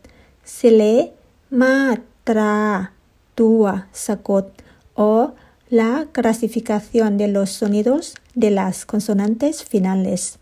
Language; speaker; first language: Spanish; non-native, fluent; Thai